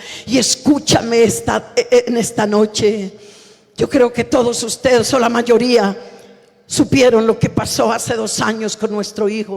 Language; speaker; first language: Spanish; native; Spanish